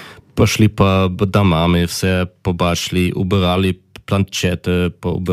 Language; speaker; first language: Ukrainian; non-native, learner; German